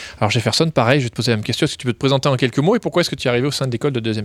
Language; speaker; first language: French; native; French